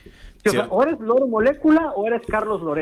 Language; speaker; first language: Spanish; native; Spanish